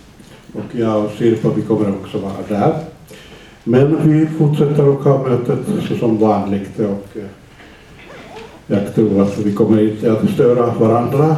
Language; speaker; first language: Swedish; non-native, fluent; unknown